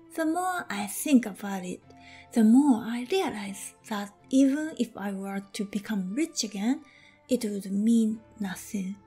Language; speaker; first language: English; non-native, fluent; Japanese